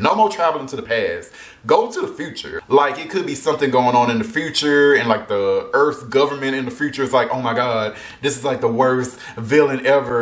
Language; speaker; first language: English; native; English